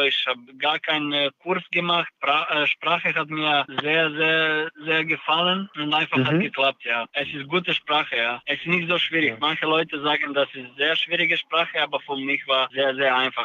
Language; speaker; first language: German; non-native, learner; Serbian